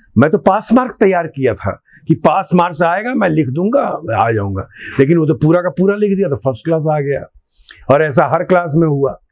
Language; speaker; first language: Hindi; non-native, local second language; Bhojpuri